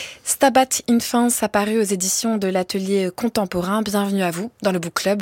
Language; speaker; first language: French; native; French